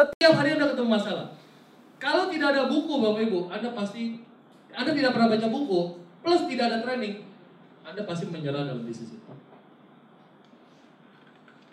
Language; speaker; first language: Indonesian; native; Indonesian